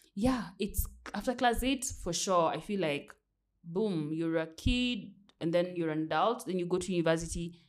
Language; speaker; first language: English; non-native, local second language; Kamba